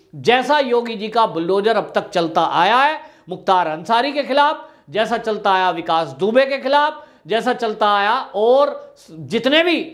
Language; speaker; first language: Hindi; native; Hindi